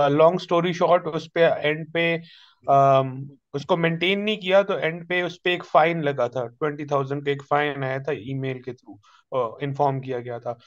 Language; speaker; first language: Urdu; native; Urdu